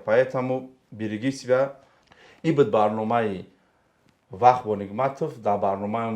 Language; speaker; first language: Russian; non-native, local second language; Tajik